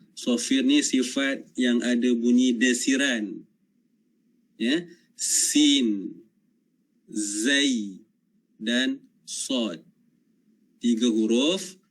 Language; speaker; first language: Malay; native; Malay